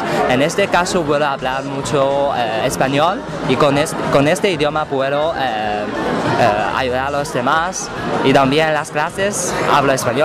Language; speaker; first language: Spanish; non-native, fluent; Chinese